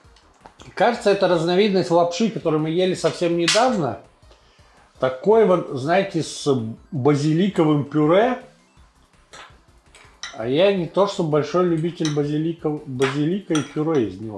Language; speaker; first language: Russian; native; Russian